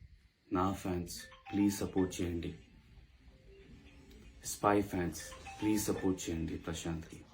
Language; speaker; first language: Telugu; non-native, learner; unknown